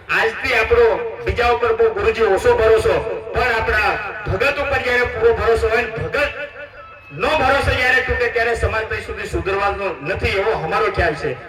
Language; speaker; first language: Gujarati; non-native, local second language; Bhili